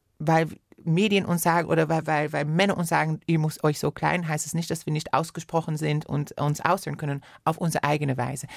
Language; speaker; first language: German; non-native, fluent; Persian